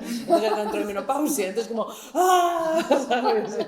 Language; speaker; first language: Spanish; non-native, local second language; Galician